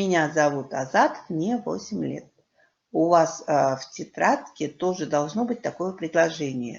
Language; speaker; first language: Russian; non-native, local second language; Kyrgyz